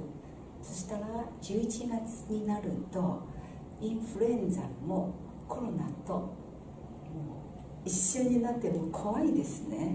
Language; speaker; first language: Japanese; non-native, fluent; Chinese